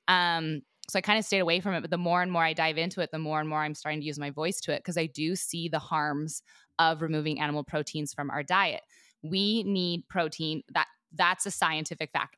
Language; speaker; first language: English; native; English